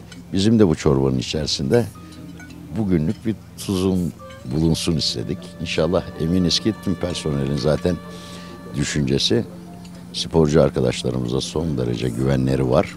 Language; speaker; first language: Turkish; native; Turkish